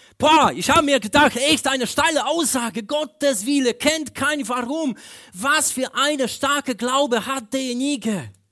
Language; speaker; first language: German; non-native, fluent; Polish